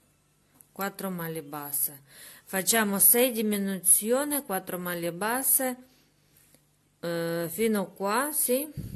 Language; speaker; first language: Italian; non-native, learner; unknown